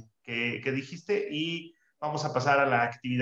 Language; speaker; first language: Spanish; native; Spanish